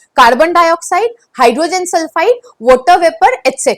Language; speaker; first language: English; non-native, local second language; Bangla